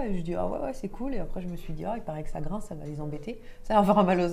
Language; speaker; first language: French; native; French